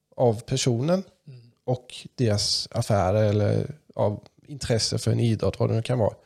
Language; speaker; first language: Swedish; non-native, local second language; German